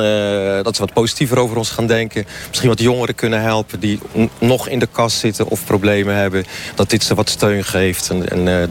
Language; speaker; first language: Dutch; native; Dutch